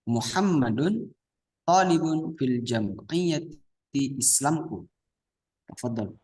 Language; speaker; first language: Arabic; non-native, fluent; Indonesian